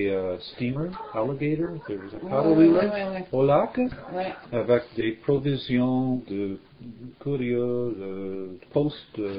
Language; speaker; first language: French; non-native, learner; English